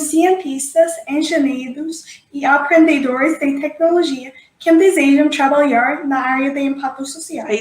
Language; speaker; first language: Portuguese; non-native, fluent; English